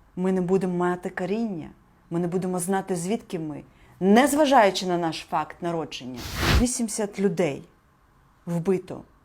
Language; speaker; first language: Ukrainian; non-native, local second language; Crimean Tatar